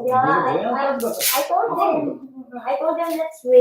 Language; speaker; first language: English; non-native, local second language; Filipino